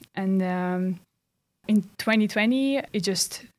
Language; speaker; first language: English; non-native, fluent; Russian